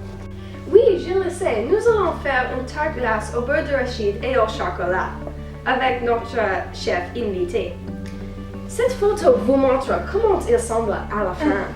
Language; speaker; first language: French; non-native, learner; English